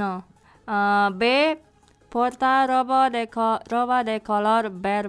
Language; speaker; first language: Catalan; non-native, fluent; Indonesian